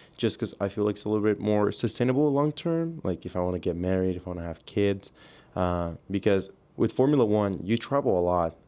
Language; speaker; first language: English; early bilingual, other home language; Spanish